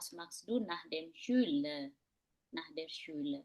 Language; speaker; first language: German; non-native, fluent; Indonesian